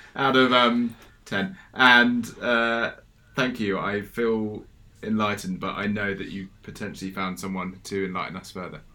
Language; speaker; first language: English; native; English